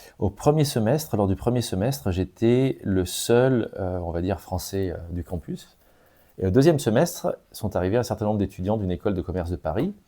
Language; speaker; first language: French; native; French